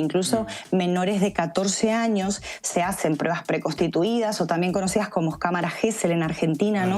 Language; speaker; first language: Spanish; native; Spanish